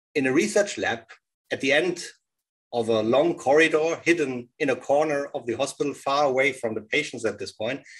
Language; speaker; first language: English; non-native, fluent; German